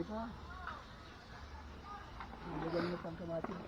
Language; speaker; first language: Filipino; native; Filipino